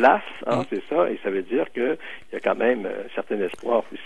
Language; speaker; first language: French; native; French